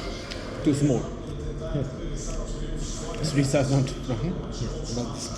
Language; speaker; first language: English; non-native, learner; Japanese